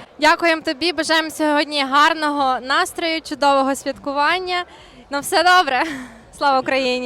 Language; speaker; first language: Ukrainian; native; Ukrainian